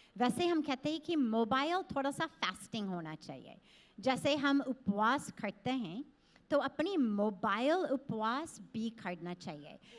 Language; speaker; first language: Hindi; non-native, fluent; English